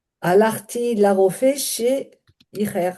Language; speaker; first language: Hebrew; non-native, learner; French